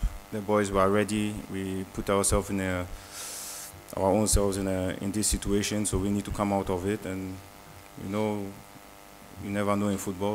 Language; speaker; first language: English; early bilingual, other home language; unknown